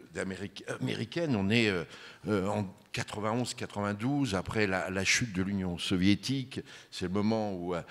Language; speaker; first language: French; native; French